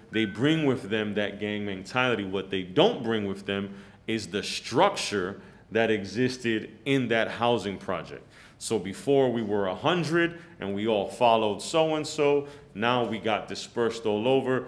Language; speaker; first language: English; early bilingual, other home language; Spanish